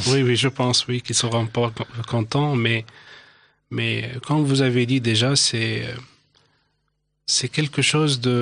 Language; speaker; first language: French; non-native, local second language; Arabic